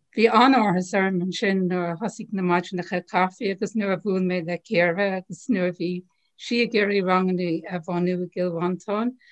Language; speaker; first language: Irish; non-native, local second language; English